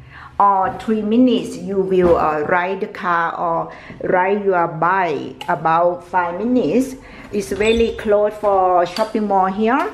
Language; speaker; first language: English; non-native, learner; Thai